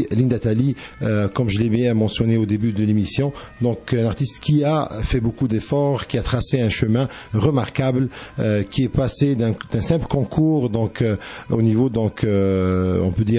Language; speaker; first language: French; non-native, local second language; Arabic